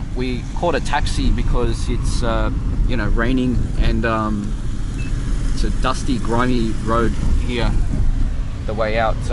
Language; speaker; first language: English; native; English